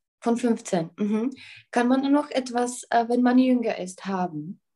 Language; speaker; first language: German; non-native, fluent; Czech